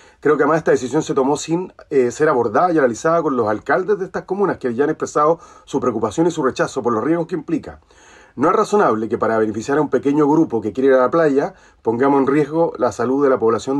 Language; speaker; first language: Spanish; native; Spanish